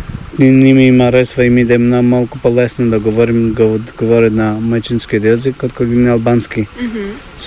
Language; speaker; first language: Bulgarian; early bilingual, heritage; Bulgarian